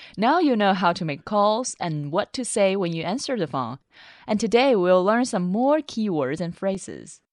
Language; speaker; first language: English; non-native, fluent; Chinese